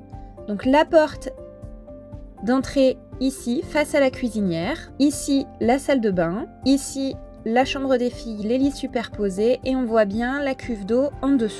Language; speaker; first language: French; native; French